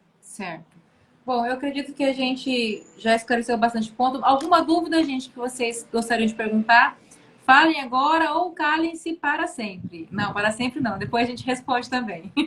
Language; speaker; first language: Portuguese; native; Portuguese